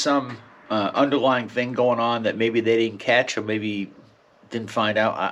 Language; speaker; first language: English; native; English